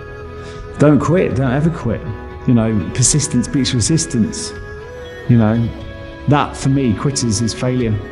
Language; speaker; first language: English; native; English